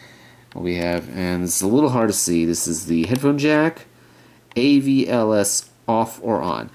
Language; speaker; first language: English; native; English